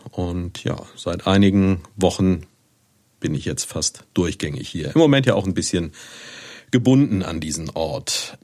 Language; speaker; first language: German; native; German